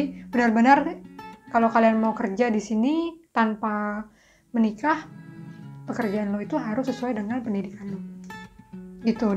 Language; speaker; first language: Indonesian; native; Indonesian